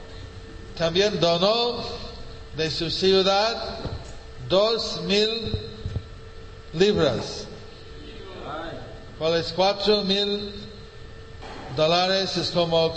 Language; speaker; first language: Spanish; non-native, fluent; English